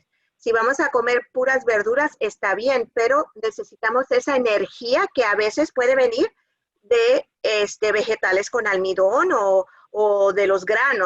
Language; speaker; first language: Spanish; early bilingual, other home language; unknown